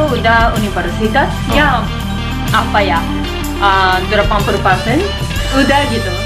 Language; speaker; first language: Indonesian; non-native, learner; Japanese